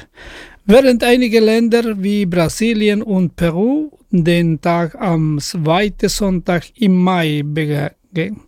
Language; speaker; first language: German; non-native, fluent; Spanish